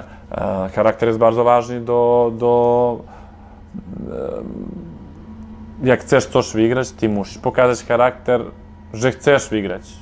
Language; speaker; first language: Polish; non-native, fluent; Serbian